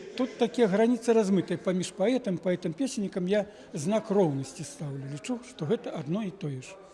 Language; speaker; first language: Belarusian; native; Belarusian